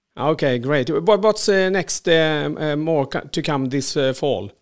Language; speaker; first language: English; non-native, fluent; Swedish